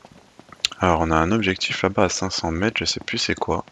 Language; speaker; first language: French; native; French